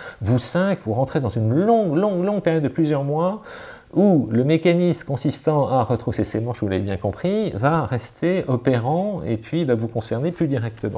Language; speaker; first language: French; native; French